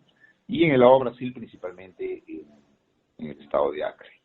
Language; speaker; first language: Spanish; native; Spanish